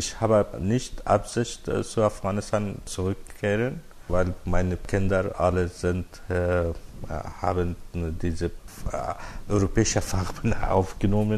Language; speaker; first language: German; non-native, learner; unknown